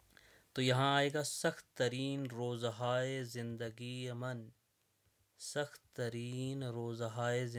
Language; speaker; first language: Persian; non-native, fluent; Urdu